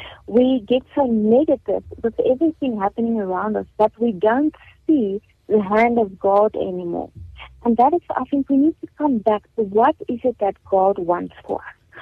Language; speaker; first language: English; non-native, local second language; Afrikaans